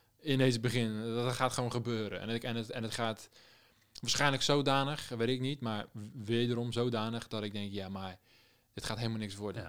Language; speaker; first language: Dutch; native; Dutch